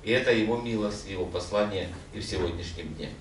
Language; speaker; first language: Russian; non-native, local second language; Ukrainian